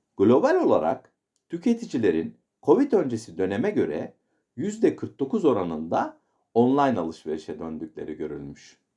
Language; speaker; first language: Turkish; native; Turkish